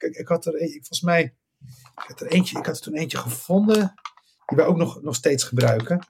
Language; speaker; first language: Dutch; early bilingual, other home language; Riffian